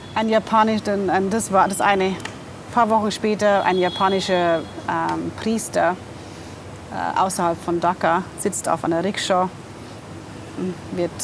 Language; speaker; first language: German; native; German